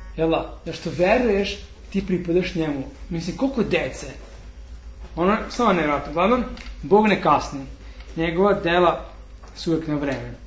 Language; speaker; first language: Serbian; non-native, fluent; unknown